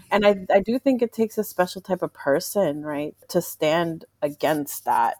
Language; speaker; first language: English; early bilingual, other home language; Spanish